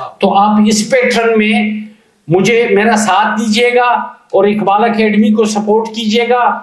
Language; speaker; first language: Urdu; non-native, local second language; Punjabi